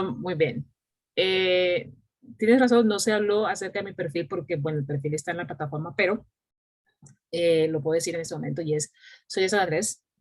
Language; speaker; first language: Spanish; non-native, local second language; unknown